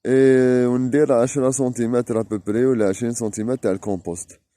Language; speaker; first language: French; non-native, local second language; Arabic